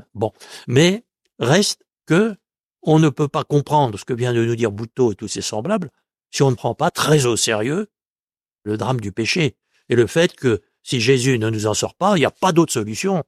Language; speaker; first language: French; native; French